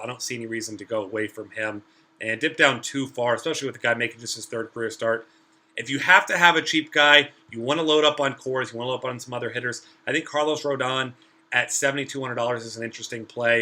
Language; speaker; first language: English; native; English